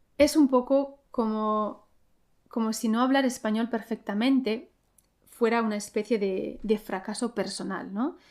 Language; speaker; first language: Spanish; early bilingual, heritage; Spanish